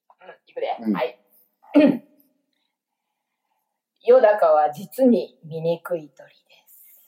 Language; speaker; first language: Japanese; native; Japanese